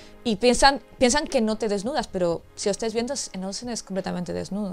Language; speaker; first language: Spanish; native; Spanish